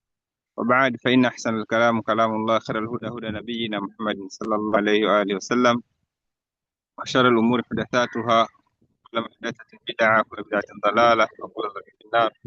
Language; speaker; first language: Arabic; non-native, fluent; Swahili